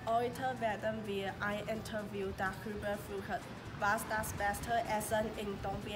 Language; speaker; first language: German; non-native, learner; Chinese